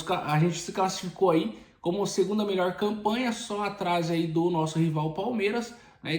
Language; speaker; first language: Portuguese; native; Portuguese